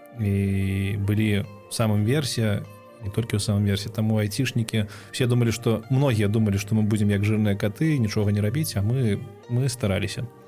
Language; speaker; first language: Belarusian; non-native, local second language; Russian